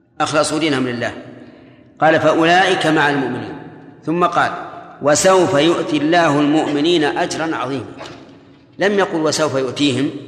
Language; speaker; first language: Arabic; native; Arabic